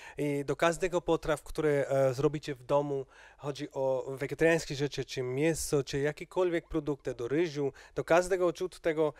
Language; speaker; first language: Polish; non-native, learner; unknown